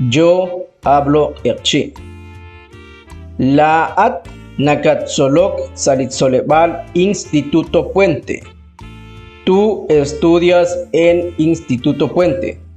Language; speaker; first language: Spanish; non-native, local second language; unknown